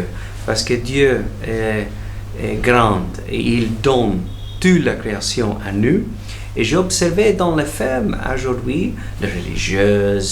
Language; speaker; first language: French; non-native, fluent; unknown